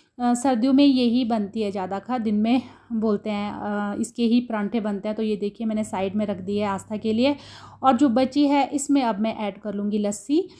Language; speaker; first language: Hindi; non-native, local second language; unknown